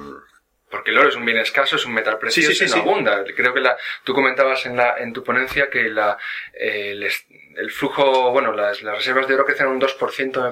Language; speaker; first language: Spanish; native; Spanish